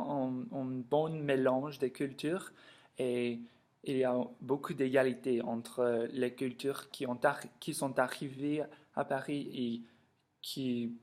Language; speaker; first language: French; non-native, learner; English